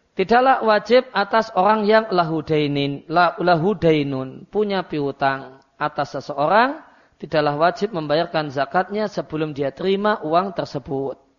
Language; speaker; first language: Indonesian; non-native, local second language; Javanese